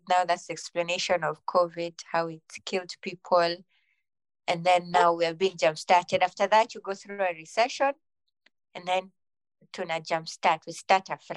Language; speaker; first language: English; non-native, local second language; Swahili